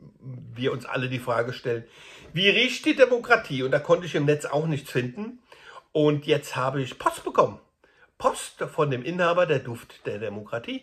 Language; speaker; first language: German; native; German